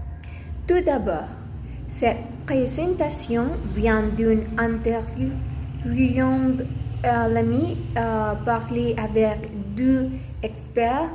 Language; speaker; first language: French; non-native, learner; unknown